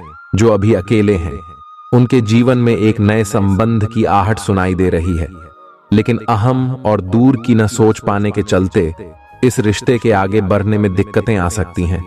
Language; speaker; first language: Hindi; native; Hindi